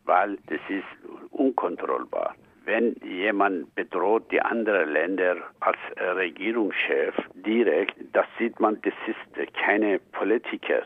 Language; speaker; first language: German; non-native, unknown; Persian